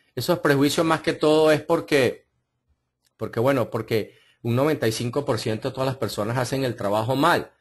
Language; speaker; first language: Spanish; early bilingual, heritage; Spanish